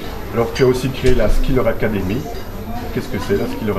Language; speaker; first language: French; native; French